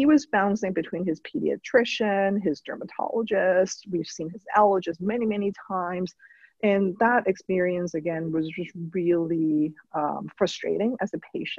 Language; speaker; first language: English; non-native, local second language; Cantonese